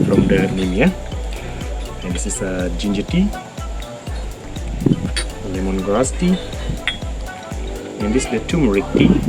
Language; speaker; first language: English; non-native, learner; Indonesian